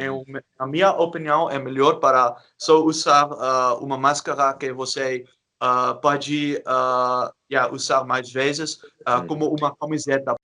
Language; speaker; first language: Portuguese; non-native, learner; Dutch